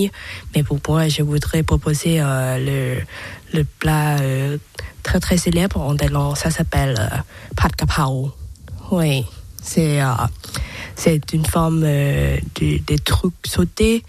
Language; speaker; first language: French; non-native, learner; Thai